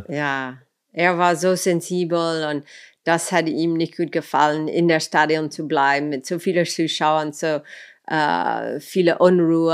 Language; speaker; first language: German; non-native, fluent; English